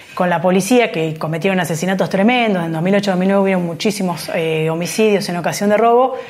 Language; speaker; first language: Spanish; native; Spanish